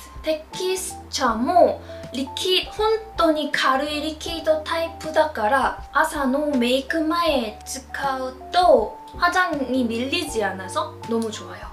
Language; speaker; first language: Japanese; non-native, fluent; Korean